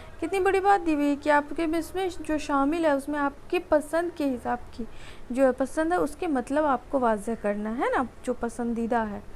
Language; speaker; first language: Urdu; native; Urdu